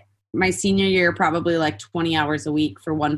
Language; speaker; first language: English; native; English